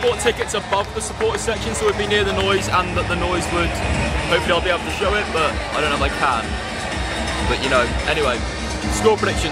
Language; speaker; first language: English; native; English